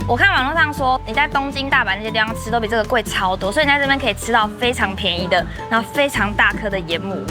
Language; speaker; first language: Chinese; native; Chinese